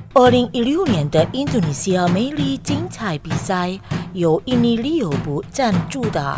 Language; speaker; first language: Chinese; non-native, fluent; Indonesian